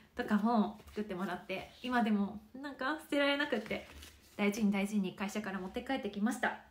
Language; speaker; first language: Japanese; native; Japanese